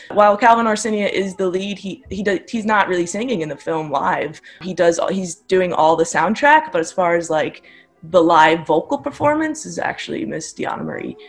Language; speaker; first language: English; native; English